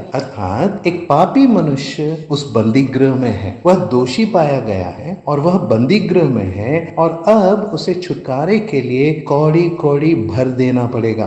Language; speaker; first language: Hindi; native; Hindi